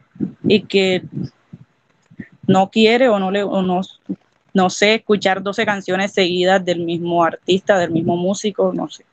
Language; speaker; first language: Spanish; native; Spanish